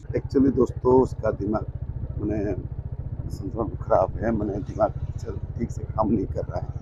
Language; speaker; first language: Hindi; non-native, local second language; Odia